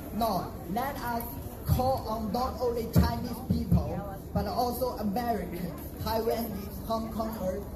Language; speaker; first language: English; non-native, fluent; Chinese